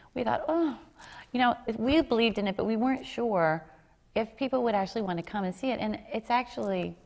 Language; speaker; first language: English; native; English